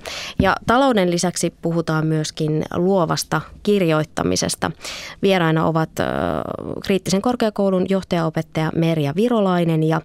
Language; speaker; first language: Finnish; native; Finnish